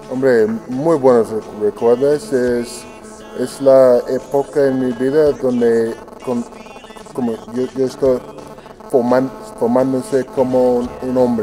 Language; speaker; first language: Spanish; non-native, fluent; English